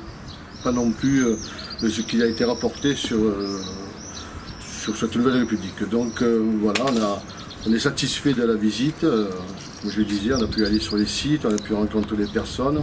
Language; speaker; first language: French; native; French